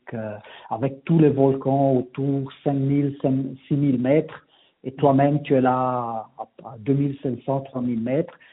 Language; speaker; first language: French; native; French